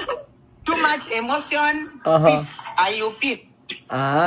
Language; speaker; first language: English; non-native, learner; Spanish